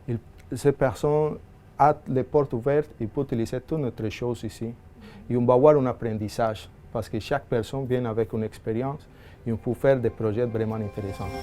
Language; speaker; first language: French; non-native, fluent; Spanish